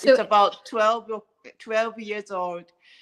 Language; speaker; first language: English; non-native, learner; Japanese